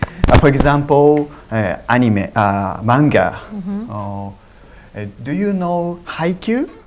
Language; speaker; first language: English; non-native, learner; Japanese